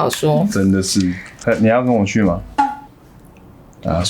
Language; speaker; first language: Chinese; native; Chinese